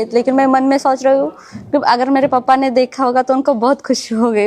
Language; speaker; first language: Hindi; non-native, local second language; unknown